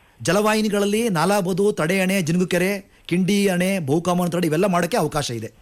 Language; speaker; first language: Kannada; native; Kannada